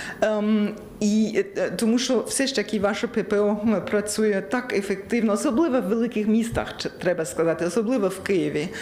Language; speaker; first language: Ukrainian; non-native, learner; German